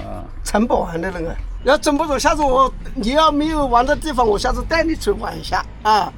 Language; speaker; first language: Chinese; native; Chinese